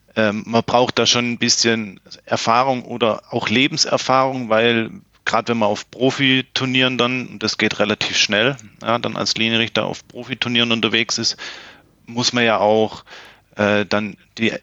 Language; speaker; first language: German; native; German